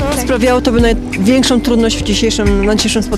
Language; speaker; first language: Polish; native; Polish